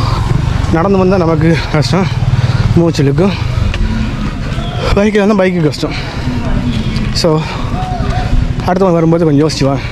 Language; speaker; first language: Tamil; native; Tamil